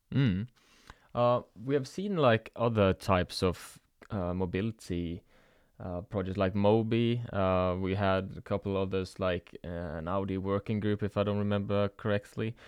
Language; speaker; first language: English; non-native, fluent; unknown